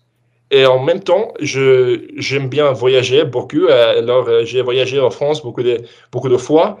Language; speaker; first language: French; non-native, learner; English